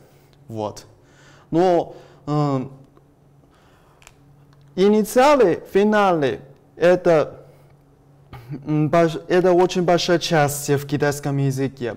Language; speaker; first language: Russian; non-native, learner; Chinese